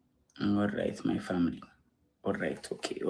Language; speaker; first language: English; non-native, learner; Amharic